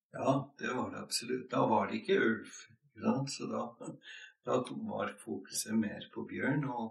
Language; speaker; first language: Norwegian; non-native, fluent; English